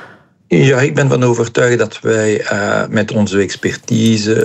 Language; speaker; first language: Dutch; non-native, local second language; French